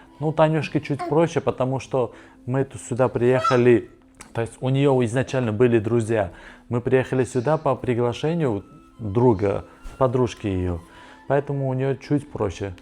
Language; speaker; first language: Russian; non-native, local second language; Armenian